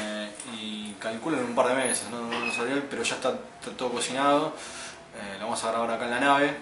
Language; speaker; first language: Spanish; native; Spanish